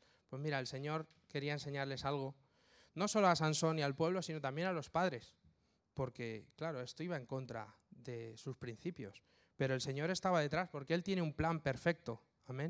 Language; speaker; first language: Spanish; native; Spanish